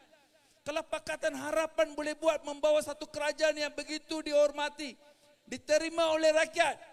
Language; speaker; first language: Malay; non-native, local second language; Tamil